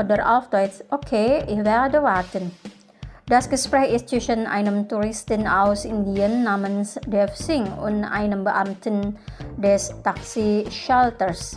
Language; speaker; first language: German; non-native, fluent; Indonesian